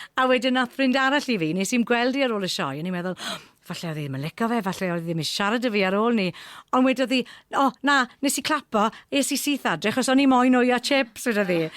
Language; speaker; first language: Welsh; non-native, local second language; English